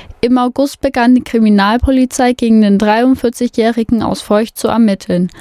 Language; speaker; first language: German; native; German